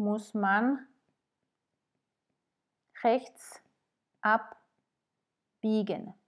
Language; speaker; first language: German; non-native, fluent; French